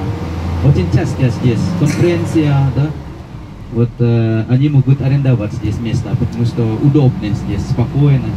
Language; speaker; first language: Russian; non-native, fluent; Indonesian